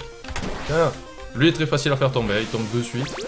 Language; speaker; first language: French; native; French